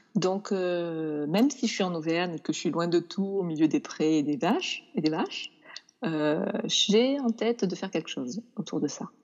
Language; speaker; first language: French; native; French